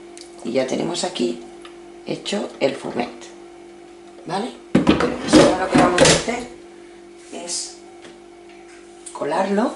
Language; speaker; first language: Spanish; native; Spanish